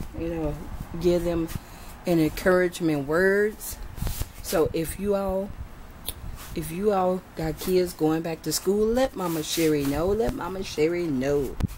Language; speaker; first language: English; native; English